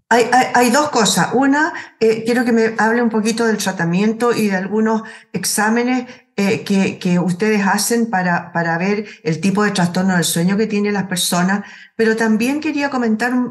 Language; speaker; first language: Spanish; native; Spanish